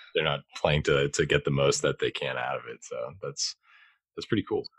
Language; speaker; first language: English; native; English